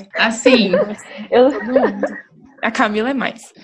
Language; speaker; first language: Portuguese; native; Portuguese